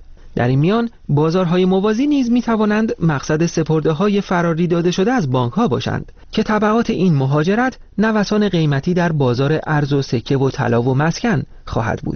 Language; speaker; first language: Persian; native; Persian